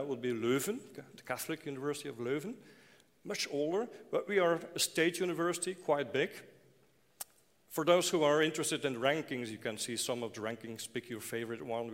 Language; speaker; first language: English; non-native, fluent; Dutch